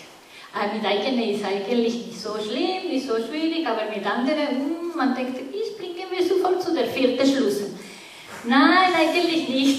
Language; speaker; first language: German; non-native, fluent; Spanish